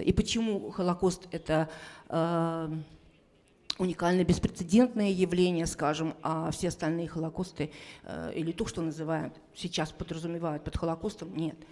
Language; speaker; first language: Russian; native; Russian